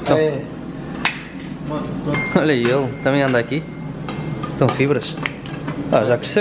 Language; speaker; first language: Portuguese; native; Portuguese